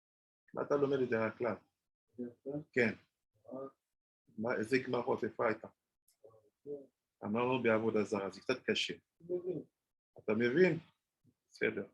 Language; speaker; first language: Hebrew; non-native, fluent; French